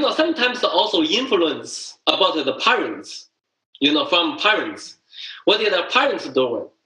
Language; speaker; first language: English; non-native, learner; Chinese